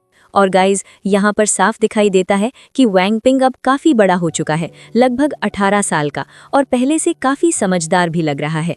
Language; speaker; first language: Hindi; native; Hindi